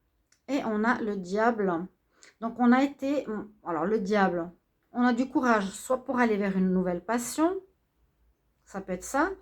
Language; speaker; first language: French; native; French